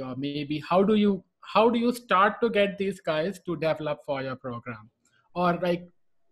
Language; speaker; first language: English; non-native, local second language; Hindi